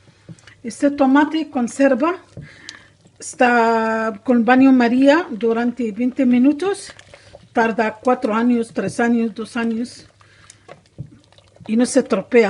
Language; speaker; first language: Spanish; non-native, learner; Arabic